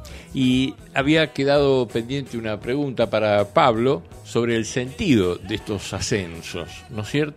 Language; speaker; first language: Spanish; native; Spanish